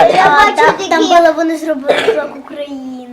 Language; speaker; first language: Ukrainian; non-native, local second language; Russian